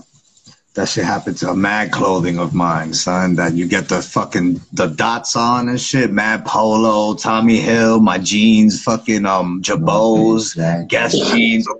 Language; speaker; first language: English; native; English